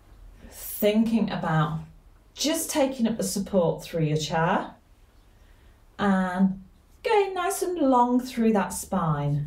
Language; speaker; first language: English; native; English